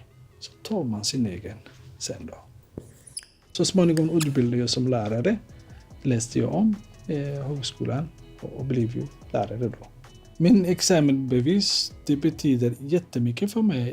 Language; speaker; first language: Swedish; non-native, fluent; Somali